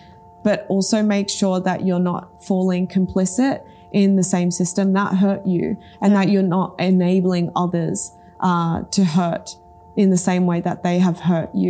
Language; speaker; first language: English; early bilingual, other home language; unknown